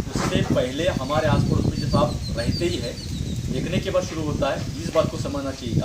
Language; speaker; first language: Hindi; non-native, local second language; Marathi